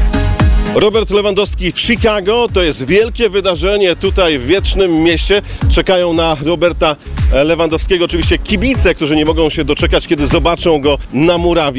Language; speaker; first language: Polish; native; Polish